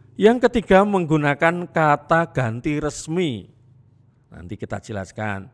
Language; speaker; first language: Indonesian; non-native, local second language; Javanese